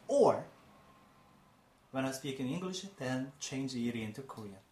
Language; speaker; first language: English; non-native, fluent; Korean